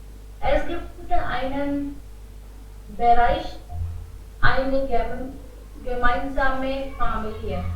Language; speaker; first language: German; non-native, learner; Hindi